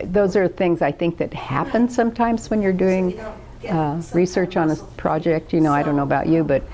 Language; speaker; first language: English; native; English